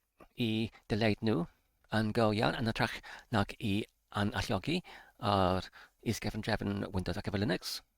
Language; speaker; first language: Welsh; non-native, learner; English